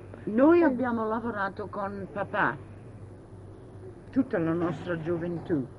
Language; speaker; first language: Italian; early bilingual, heritage; Italian